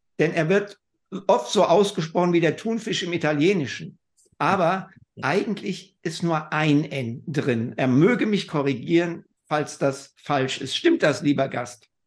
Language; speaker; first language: German; native; German